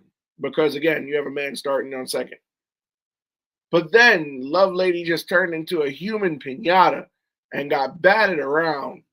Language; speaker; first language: English; native; English